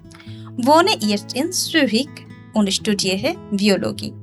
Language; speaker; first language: German; non-native, learner; Bangla